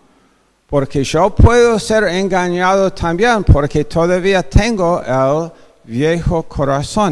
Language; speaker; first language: Spanish; non-native, fluent; English